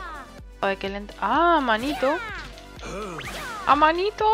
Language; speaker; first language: Spanish; native; Spanish